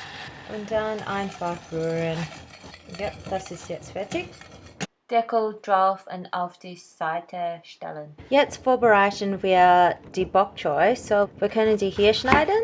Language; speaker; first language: German; non-native, learner; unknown